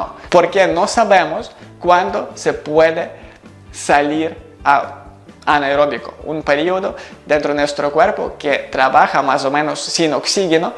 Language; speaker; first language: Spanish; non-native, learner; Ukrainian